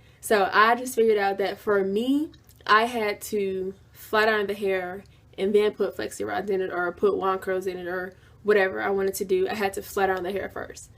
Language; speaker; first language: English; native; English